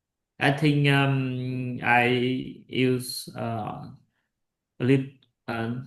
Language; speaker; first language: English; non-native, learner; Vietnamese